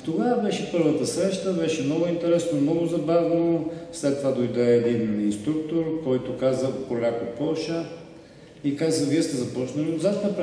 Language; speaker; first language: Bulgarian; native; Bulgarian